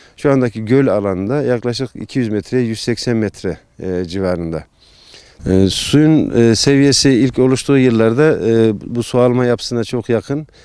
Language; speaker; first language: Turkish; native; Turkish